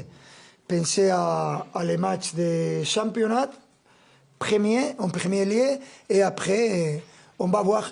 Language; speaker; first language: French; non-native, fluent; Spanish